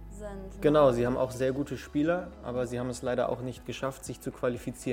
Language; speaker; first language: German; early bilingual, other home language; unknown